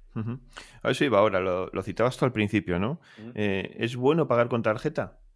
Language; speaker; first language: Spanish; native; Spanish